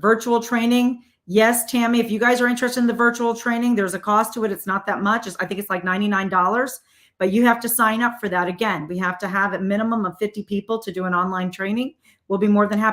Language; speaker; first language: English; native; English